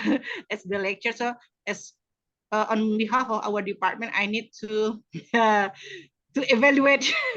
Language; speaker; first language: English; non-native, fluent; Indonesian